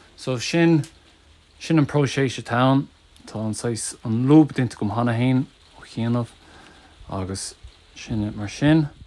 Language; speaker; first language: Irish; native; Irish